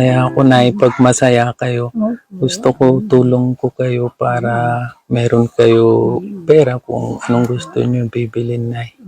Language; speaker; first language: Filipino; non-native, learner; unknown